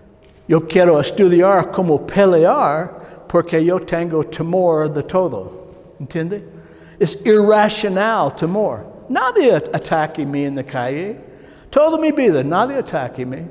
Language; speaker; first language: Spanish; non-native, learner; English